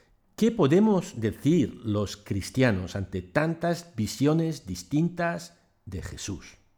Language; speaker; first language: Spanish; native; Spanish